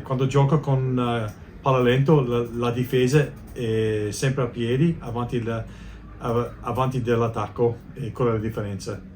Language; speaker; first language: Italian; non-native, learner; English